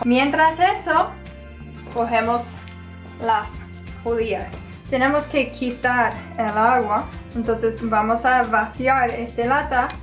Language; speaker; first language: Spanish; non-native, fluent; English